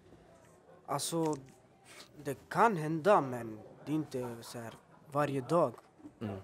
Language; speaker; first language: Swedish; early bilingual, other home language; Albanian